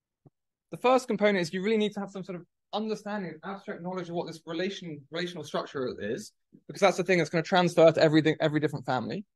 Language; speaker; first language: English; native; English